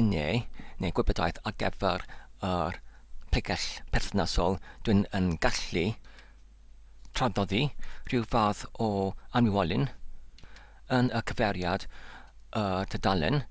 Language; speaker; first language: Welsh; non-native, learner; English